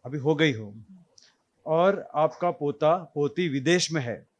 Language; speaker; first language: Hindi; non-native, local second language; Marathi